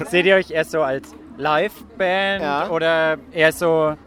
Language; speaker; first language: German; native; German